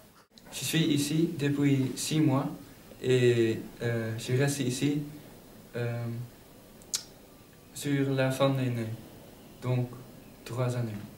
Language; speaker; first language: French; non-native, learner; Dutch